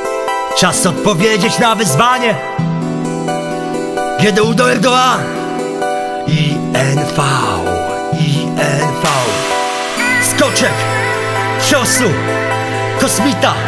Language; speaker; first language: Polish; native; Polish